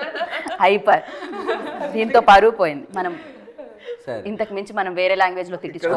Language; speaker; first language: Telugu; native; Telugu